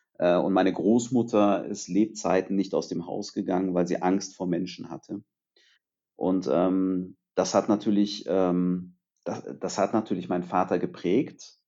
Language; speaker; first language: German; early bilingual, other home language; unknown